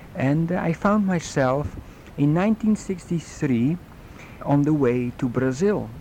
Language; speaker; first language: English; non-native, fluent; Dutch